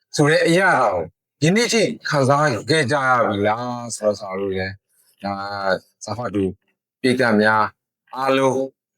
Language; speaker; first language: Burmese; non-native, local second language; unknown